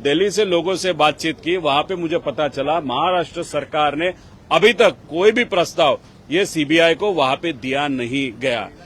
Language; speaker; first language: Hindi; non-native, local second language; Marathi